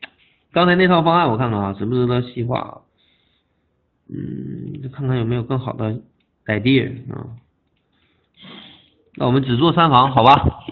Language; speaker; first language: Chinese; native; Chinese